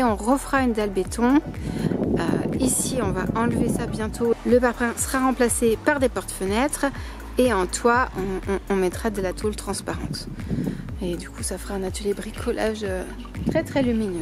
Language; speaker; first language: French; native; French